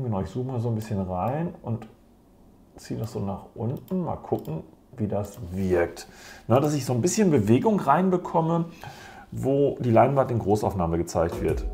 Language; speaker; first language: German; native; German